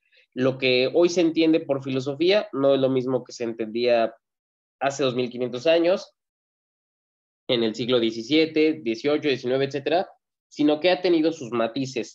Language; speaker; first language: Spanish; native; Spanish